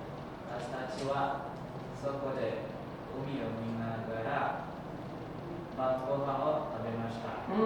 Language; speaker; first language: Japanese; non-native, learner; Indonesian